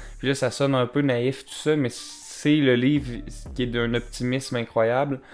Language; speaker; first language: French; native; French